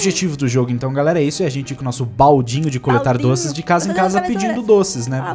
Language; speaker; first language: Portuguese; native; Portuguese